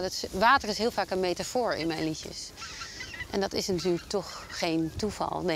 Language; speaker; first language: Dutch; native; Dutch